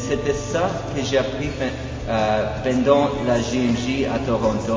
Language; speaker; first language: French; non-native, fluent; Polish